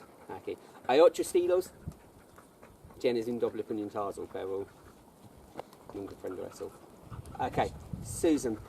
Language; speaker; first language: Spanish; non-native, learner; English